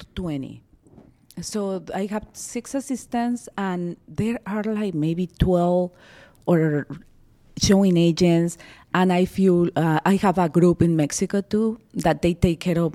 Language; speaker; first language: English; non-native, fluent; Spanish